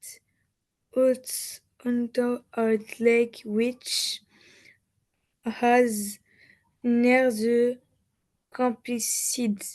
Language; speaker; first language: English; non-native, learner; French